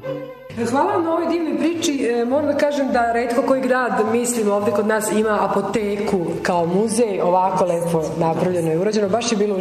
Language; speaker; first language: Serbian; native; Serbian